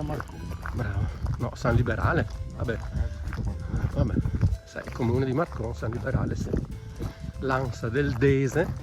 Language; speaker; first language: Italian; native; Italian